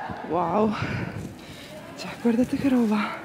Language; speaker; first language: Italian; native; Italian